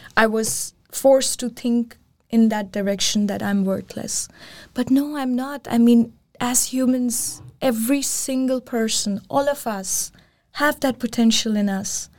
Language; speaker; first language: English; non-native, local second language; Urdu